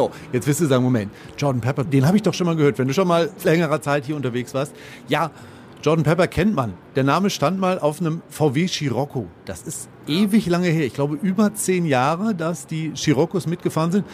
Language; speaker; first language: German; native; German